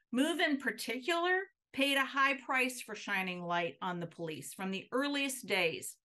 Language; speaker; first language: English; native; English